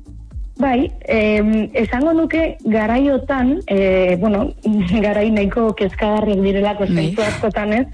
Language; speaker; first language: Basque; native; Basque